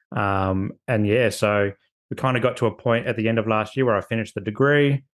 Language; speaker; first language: English; native; English